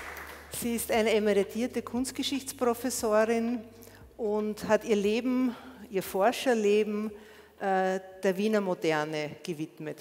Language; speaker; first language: German; native; German